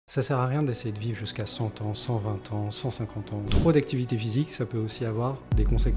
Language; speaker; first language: French; native; French